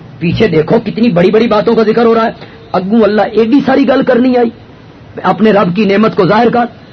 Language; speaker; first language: Urdu; non-native, local second language; Punjabi